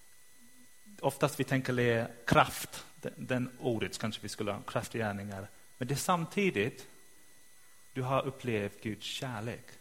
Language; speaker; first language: Swedish; non-native, fluent; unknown